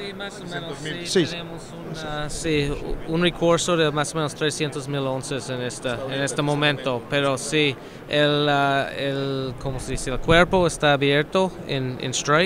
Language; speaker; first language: Spanish; non-native, fluent; English